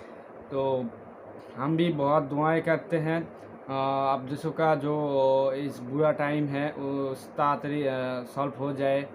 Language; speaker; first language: Hindi; non-native, learner; Bangla